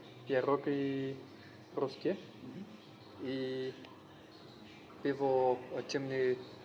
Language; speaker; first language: Polish; non-native, learner; English